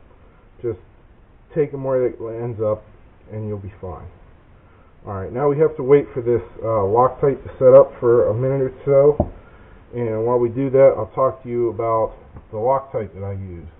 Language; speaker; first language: English; native; English